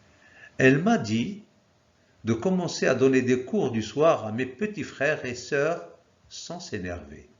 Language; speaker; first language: French; non-native, local second language; Arabic